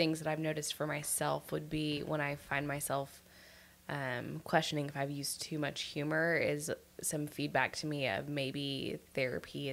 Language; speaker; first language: English; native; English